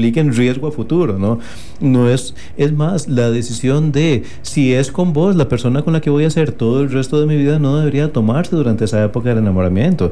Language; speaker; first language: Spanish; native; Spanish